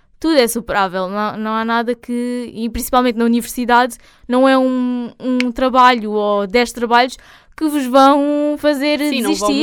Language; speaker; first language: Portuguese; native; Portuguese